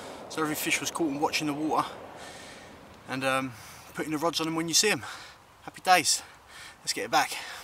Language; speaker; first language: English; native; English